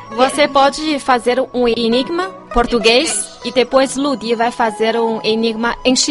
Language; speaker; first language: Portuguese; non-native, fluent; Chinese